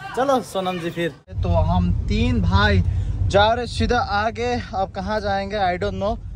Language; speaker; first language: Hindi; non-native, local second language; Nepali